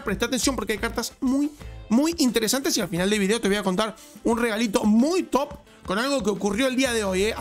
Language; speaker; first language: Spanish; native; Spanish